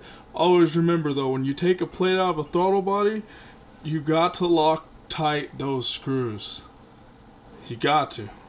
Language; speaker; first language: English; native; English